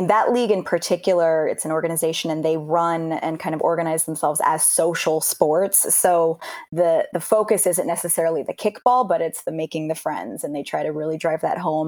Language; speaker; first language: English; native; English